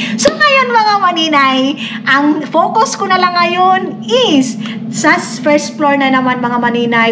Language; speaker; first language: Filipino; non-native, local second language; Cebuano